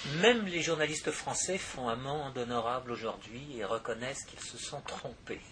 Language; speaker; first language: French; native; French